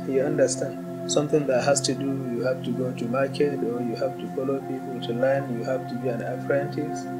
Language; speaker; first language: English; non-native, local second language; Hausa